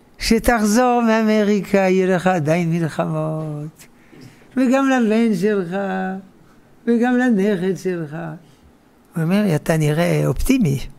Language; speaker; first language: Hebrew; non-native, fluent; French